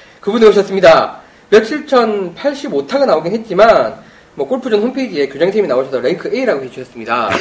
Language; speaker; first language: Korean; native; Korean